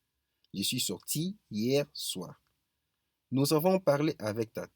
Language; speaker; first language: French; non-native, fluent; Spanish